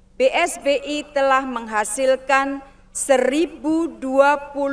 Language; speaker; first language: Indonesian; native; Indonesian